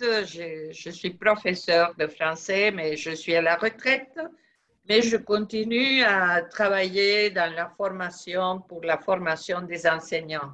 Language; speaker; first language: French; non-native, fluent; Spanish